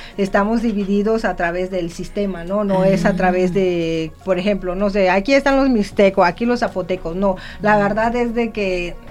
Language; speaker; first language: Spanish; non-native, local second language; Zapotec